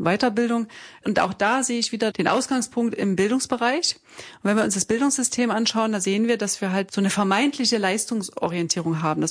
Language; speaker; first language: German; native; German